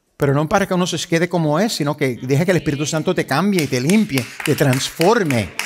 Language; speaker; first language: Spanish; early bilingual, heritage; Spanish